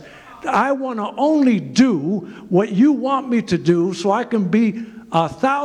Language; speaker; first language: English; native; English